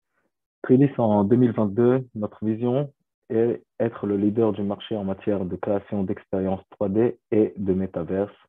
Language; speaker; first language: French; non-native, fluent; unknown